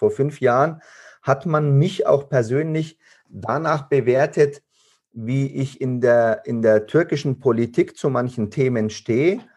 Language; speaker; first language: German; early bilingual, other home language; Turkish